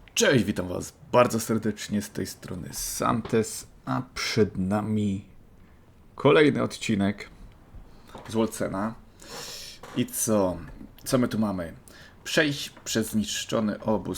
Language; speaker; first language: Polish; native; Polish